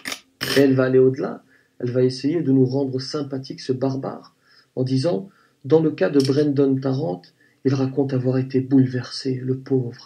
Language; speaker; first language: French; native; French